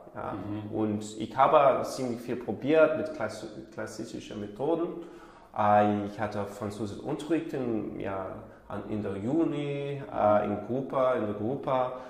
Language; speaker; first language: German; non-native, learner; English